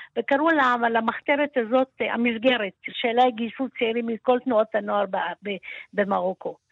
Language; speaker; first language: Hebrew; early bilingual, other home language; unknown